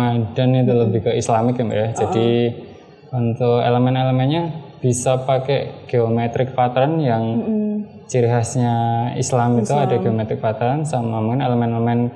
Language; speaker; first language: Indonesian; native; Indonesian